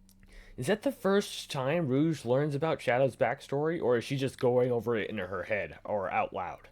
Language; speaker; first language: English; native; English